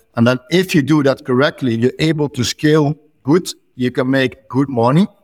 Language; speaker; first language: English; non-native, fluent; Dutch